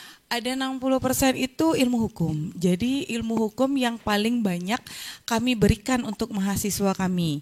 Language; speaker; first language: Indonesian; native; Indonesian